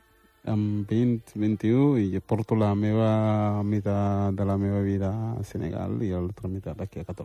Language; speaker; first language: Catalan; non-native, fluent; Wolof